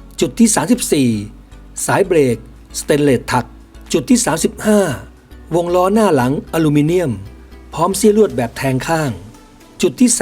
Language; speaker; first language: Thai; native; Thai